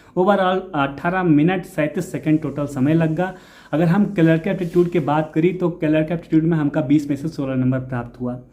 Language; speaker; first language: Hindi; native; Hindi